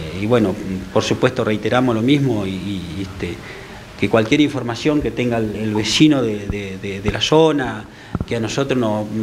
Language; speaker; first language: Spanish; native; Spanish